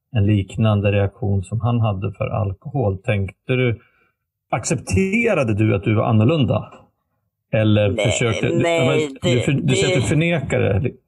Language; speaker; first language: Swedish; native; Swedish